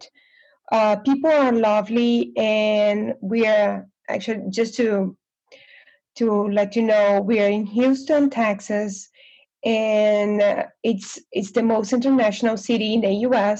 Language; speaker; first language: English; non-native, fluent; Portuguese